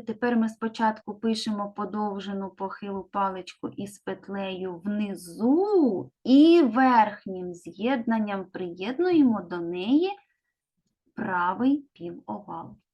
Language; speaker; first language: Ukrainian; native; Ukrainian